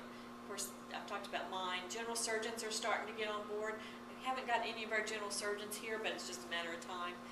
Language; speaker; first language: English; native; English